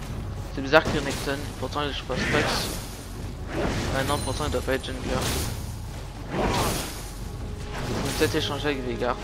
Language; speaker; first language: French; native; French